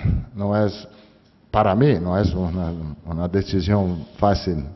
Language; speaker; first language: Spanish; non-native, fluent; Italian